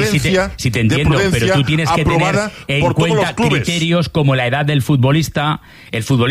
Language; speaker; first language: Spanish; native; Spanish